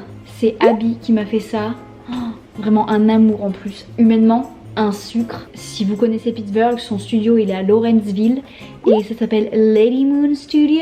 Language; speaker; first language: French; native; French